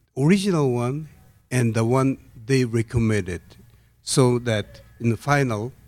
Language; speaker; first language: English; non-native, learner; Japanese